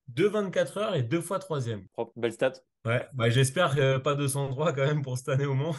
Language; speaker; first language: French; native; French